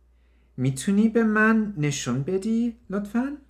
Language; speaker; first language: Persian; non-native, learner; English